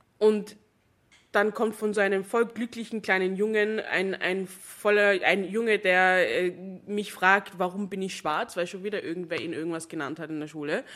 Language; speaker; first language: German; non-native, fluent; English